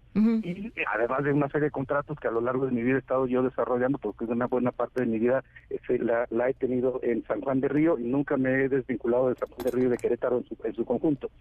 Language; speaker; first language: Spanish; native; Spanish